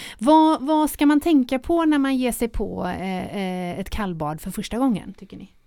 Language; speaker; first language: Swedish; native; Swedish